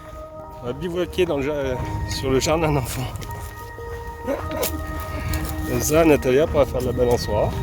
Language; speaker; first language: French; native; French